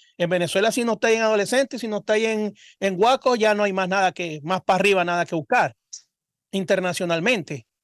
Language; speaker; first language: Spanish; native; Spanish